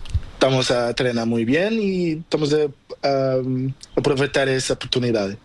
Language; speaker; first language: Spanish; non-native, learner; Portuguese